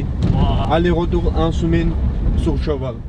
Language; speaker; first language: French; non-native, learner; Georgian